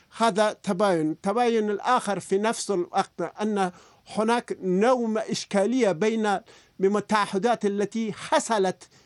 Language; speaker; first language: Arabic; non-native, fluent; Persian